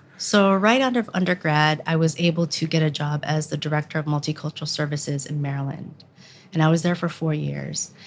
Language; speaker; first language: English; early bilingual, other home language; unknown